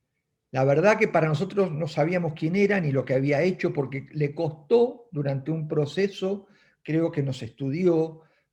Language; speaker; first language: Spanish; native; Spanish